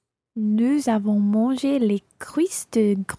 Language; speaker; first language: French; non-native, learner; English